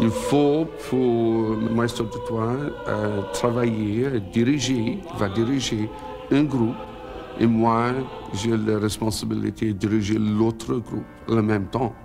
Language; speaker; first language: French; non-native, learner; English